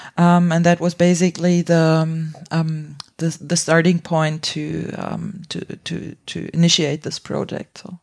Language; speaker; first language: English; non-native, fluent; German